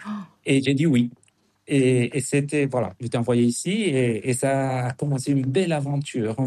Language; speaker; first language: French; non-native, fluent; Spanish